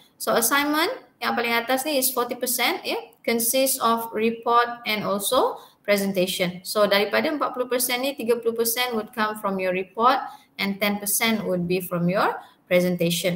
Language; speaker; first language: English; non-native, local second language; Malay